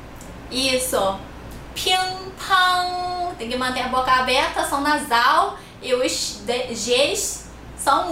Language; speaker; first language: Portuguese; non-native, fluent; Chinese